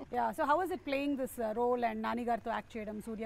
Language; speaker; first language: Telugu; native; Telugu